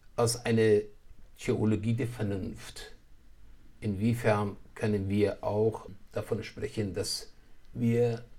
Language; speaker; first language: German; non-native, fluent; Persian